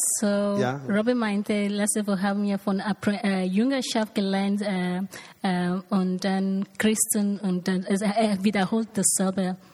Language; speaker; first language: German; non-native, learner; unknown